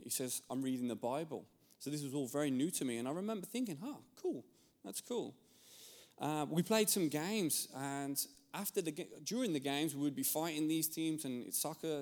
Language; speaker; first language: English; native; English